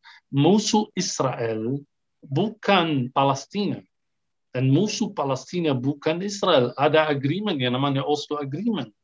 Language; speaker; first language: Indonesian; non-native, fluent; Arabic